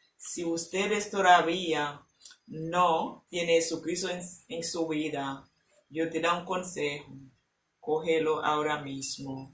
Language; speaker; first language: Spanish; non-native, learner; Haitian Creole